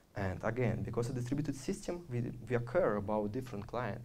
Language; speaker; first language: English; non-native, fluent; Russian